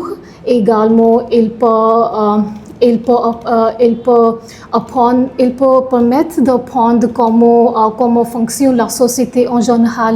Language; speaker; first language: French; non-native, learner; Punjabi